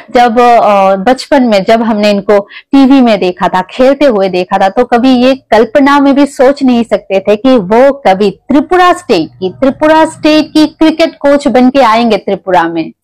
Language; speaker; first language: Hindi; non-native, local second language; Kok Borok